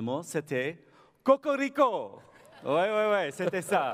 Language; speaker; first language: French; non-native, learner; English